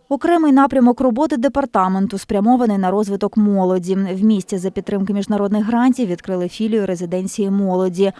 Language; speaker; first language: Ukrainian; native; Ukrainian